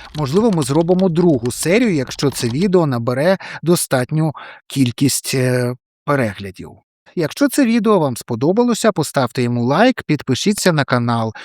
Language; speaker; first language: Ukrainian; native; Ukrainian